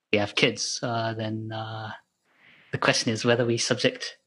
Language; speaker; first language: English; non-native, local second language; Japanese